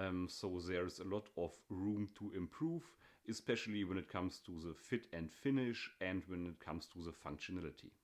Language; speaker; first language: English; non-native, fluent; German